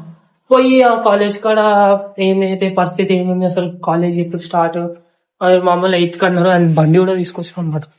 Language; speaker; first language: Telugu; native; Telugu